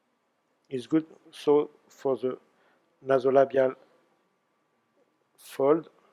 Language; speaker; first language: English; non-native, learner; French